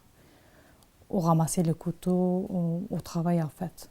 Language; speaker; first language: French; non-native, learner; Turkish